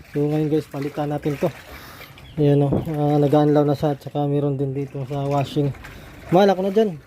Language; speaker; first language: Filipino; native; Filipino